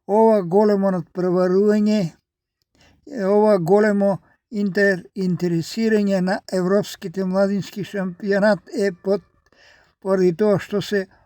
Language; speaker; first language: Macedonian; native; Macedonian